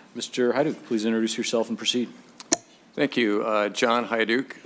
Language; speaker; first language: English; native; English